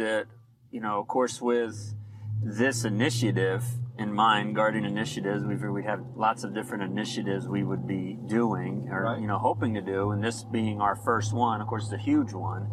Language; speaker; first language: English; native; English